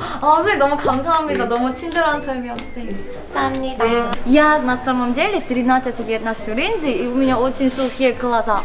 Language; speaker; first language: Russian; non-native, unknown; Korean